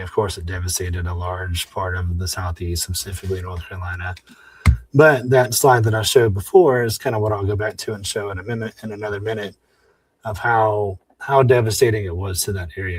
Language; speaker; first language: English; native; English